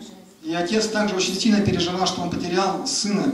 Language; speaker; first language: Russian; native; Russian